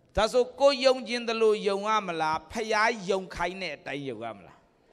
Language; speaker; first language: Burmese; non-native, local second language; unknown